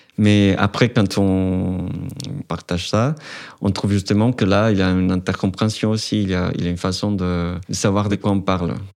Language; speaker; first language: French; non-native, fluent; Spanish